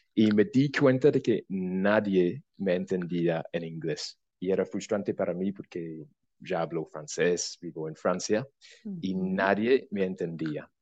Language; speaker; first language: Spanish; non-native, fluent; English